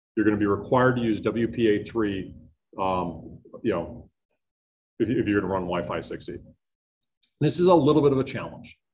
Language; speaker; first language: English; native; English